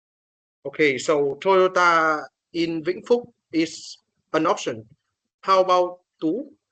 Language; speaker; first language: English; non-native, learner; Vietnamese